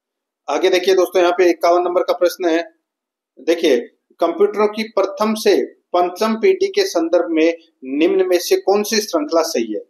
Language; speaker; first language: Hindi; native; Hindi